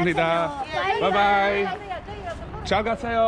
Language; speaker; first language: Korean; non-native, learner; English